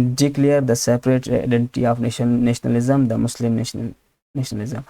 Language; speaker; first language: English; non-native, local second language; Urdu